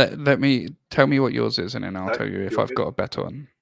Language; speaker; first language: English; native; English